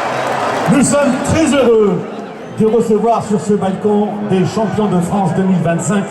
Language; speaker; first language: French; native; French